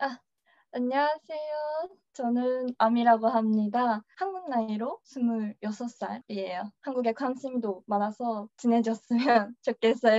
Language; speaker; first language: Korean; non-native, learner; Japanese